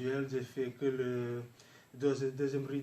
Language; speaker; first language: French; non-native, learner; Fijian